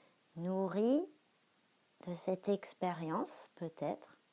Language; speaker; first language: French; native; French